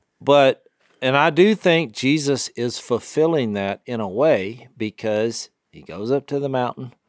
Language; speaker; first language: English; native; English